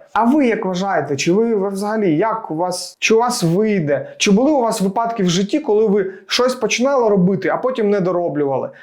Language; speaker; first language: Ukrainian; native; Ukrainian